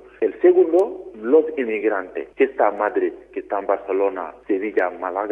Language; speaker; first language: Spanish; non-native, learner; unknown